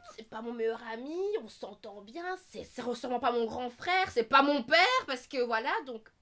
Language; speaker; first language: French; native; French